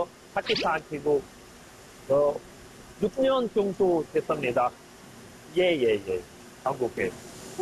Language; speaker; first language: Korean; non-native, learner; Urdu